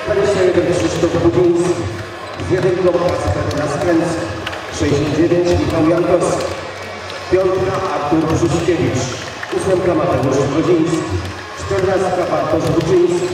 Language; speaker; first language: Polish; native; Polish